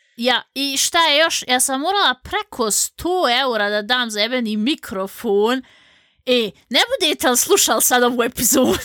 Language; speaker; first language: Bosnian; native; Bosnian